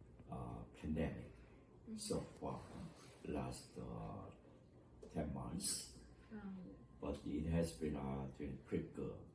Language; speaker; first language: English; non-native, fluent; Korean